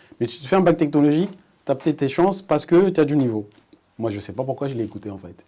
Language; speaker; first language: French; early bilingual, other home language; Wolof